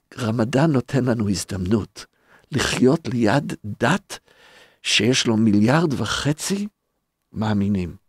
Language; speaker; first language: Hebrew; non-native, fluent; English